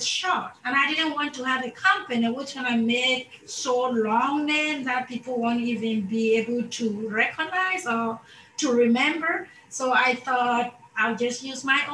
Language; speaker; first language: English; non-native, local second language; Akan